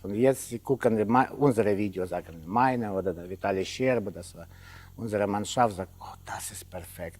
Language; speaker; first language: German; non-native, learner; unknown